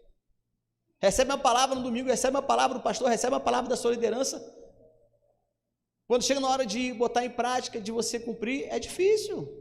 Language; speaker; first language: Portuguese; native; Portuguese